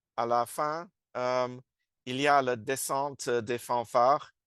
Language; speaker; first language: French; non-native, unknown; English